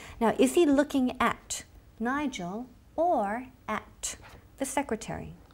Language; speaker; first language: English; native; English